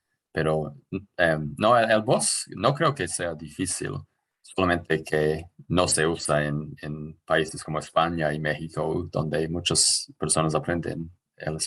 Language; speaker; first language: Spanish; non-native, fluent; English